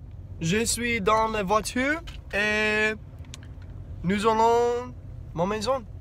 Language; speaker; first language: French; non-native, learner; English